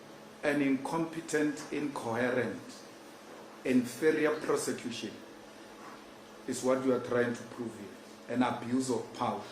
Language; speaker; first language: English; non-native, local second language; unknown